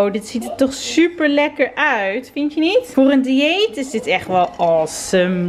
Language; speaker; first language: Dutch; native; Dutch